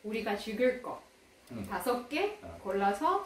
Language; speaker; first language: Korean; non-native, learner; Russian